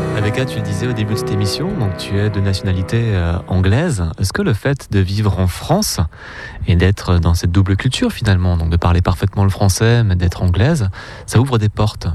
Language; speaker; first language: French; native; French